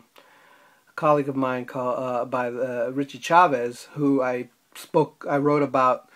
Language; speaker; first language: English; native; English